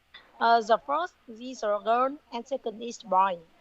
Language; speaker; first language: English; non-native, learner; Vietnamese